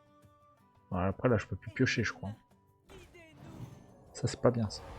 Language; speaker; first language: French; native; French